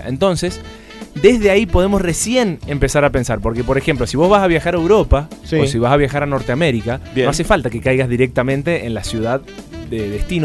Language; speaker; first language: Spanish; native; Spanish